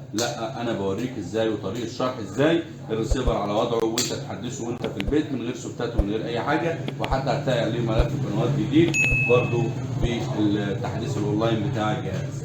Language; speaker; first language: Arabic; native; Arabic